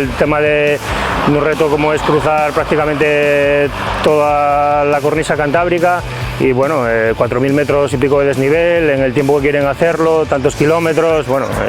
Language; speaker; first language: Spanish; native; Spanish